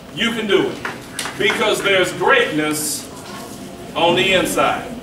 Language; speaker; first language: English; native; English